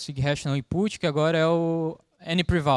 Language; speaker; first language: Portuguese; native; Portuguese